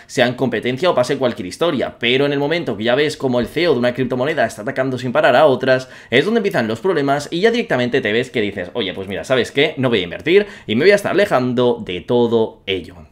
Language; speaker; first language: Spanish; native; Spanish